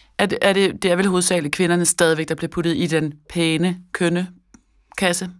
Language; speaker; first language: Danish; native; Danish